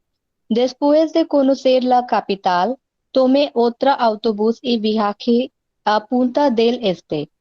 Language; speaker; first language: Spanish; non-native, learner; Hindi